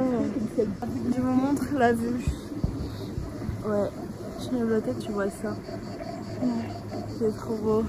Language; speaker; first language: French; native; French